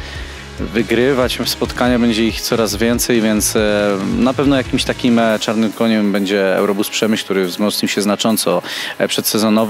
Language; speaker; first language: Polish; native; Polish